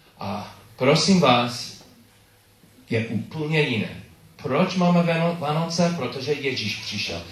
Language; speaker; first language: Czech; non-native, learner; English